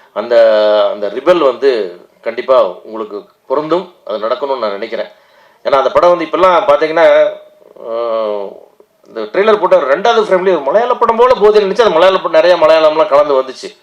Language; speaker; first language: Tamil; native; Tamil